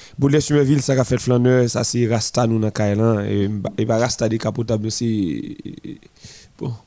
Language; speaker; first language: French; non-native, local second language; Haitian Creole